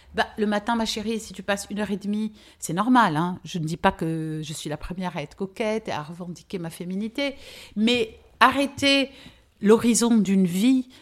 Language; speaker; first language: French; native; French